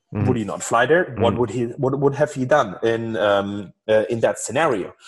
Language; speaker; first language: English; non-native, fluent; German